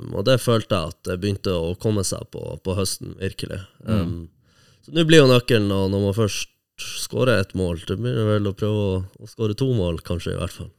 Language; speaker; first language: Norwegian; native; Norwegian